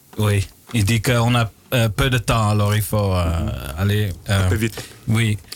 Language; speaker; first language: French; non-native, learner; Dutch